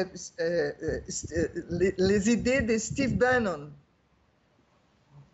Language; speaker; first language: French; non-native, fluent; Portuguese